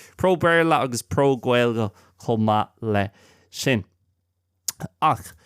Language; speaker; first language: Irish; non-native, local second language; English